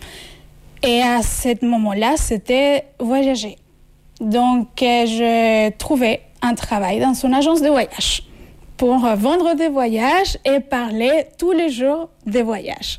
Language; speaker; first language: French; non-native, fluent; Spanish